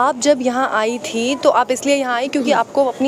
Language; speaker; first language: Hindi; native; Hindi